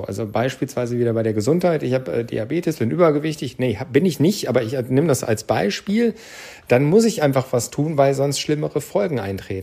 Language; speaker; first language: German; native; German